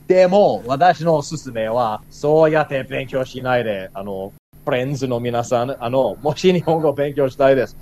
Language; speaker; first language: Japanese; non-native, learner; English